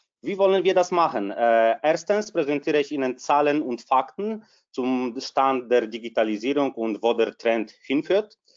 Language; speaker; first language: German; non-native, fluent; Polish